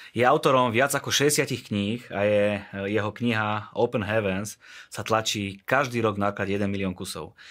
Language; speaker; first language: Slovak; native; Slovak